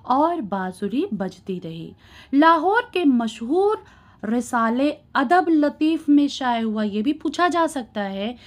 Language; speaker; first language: Urdu; native; Urdu